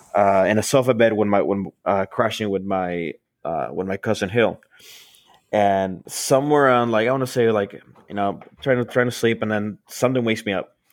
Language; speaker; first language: English; early bilingual, other home language; Spanish